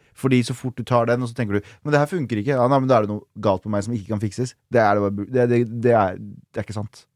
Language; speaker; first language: Norwegian; native; Norwegian